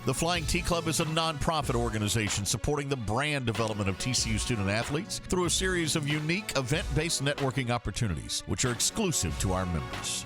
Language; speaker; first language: English; native; English